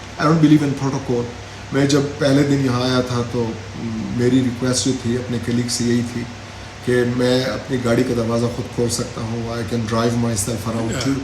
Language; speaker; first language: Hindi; non-native, local second language; Pashto